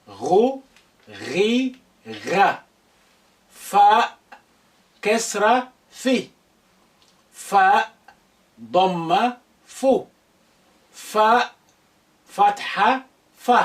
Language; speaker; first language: Arabic; non-native, fluent; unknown